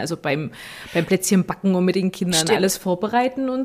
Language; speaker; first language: German; native; German